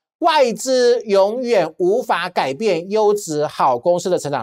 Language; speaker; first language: Chinese; native; Chinese